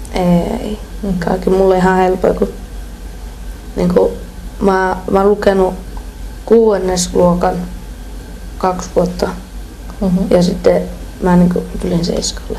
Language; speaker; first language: Finnish; early bilingual, other home language; Persian